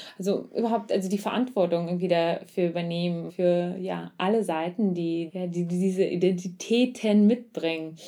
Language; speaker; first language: German; early bilingual, other home language; Russian